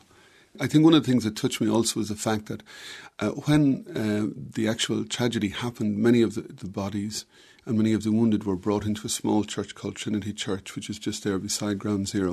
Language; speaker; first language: English; native; English